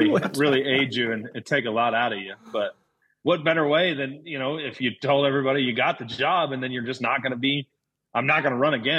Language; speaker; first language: English; native; English